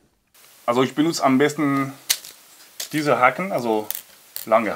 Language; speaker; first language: German; non-native, learner; French